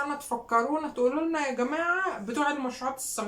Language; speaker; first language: Arabic; native; Arabic